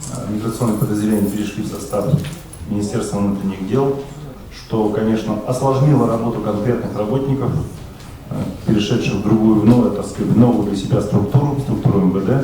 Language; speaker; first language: Russian; native; Russian